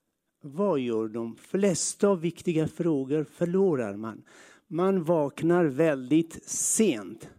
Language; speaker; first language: Swedish; non-native, learner; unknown